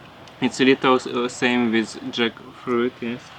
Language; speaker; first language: English; non-native, learner; Russian